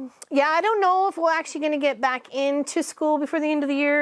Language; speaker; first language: English; native; English